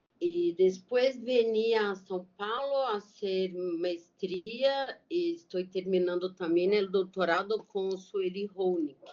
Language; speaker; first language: Spanish; non-native, learner; Portuguese